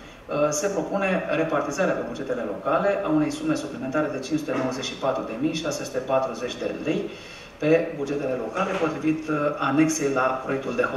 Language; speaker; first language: Romanian; native; Romanian